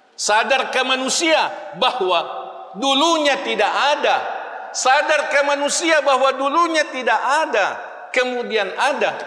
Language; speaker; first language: Malay; non-native, local second language; Buginese